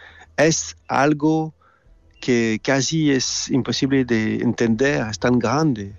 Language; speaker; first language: Spanish; non-native, learner; French